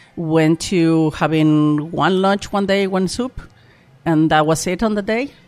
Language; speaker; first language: English; non-native, fluent; Spanish